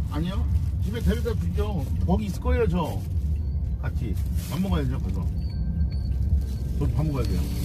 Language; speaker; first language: Korean; non-native, learner; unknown